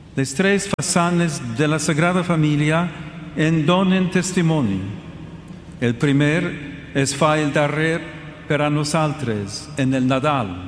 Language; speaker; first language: Catalan; non-native, learner; English